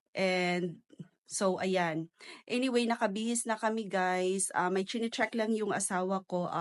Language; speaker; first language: Filipino; non-native, local second language; Cebuano